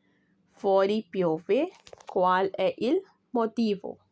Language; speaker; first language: Italian; non-native, fluent; Urdu